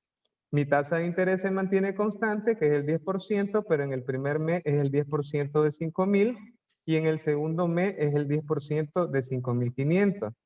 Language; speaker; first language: Spanish; native; Spanish